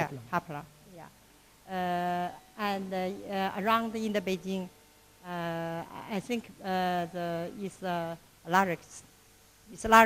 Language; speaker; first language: English; non-native, learner; Chinese